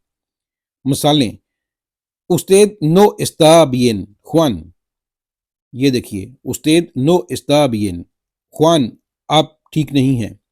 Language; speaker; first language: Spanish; non-native, fluent; Urdu